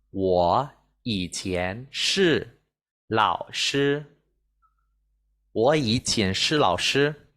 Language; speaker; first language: Chinese; non-native, fluent; Spanish